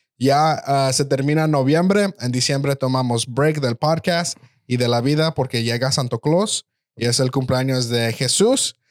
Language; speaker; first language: Spanish; early bilingual, heritage; Spanish